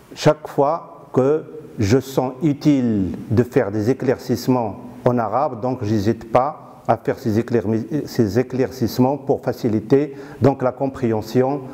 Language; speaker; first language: French; non-native, local second language; Arabic